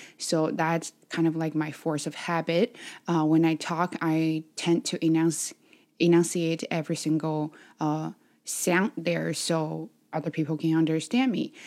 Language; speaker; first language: English; non-native, fluent; Chinese